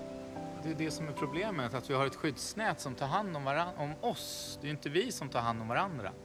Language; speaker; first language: Swedish; native; Swedish